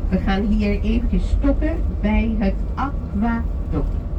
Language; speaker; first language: Dutch; non-native, fluent; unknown